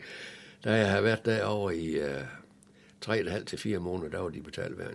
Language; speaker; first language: Danish; native; Danish